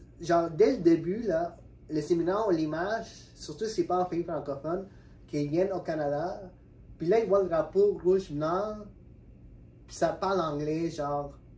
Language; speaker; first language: French; non-native, fluent; Spanish